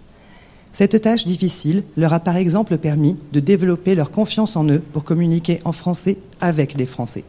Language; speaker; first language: French; native; French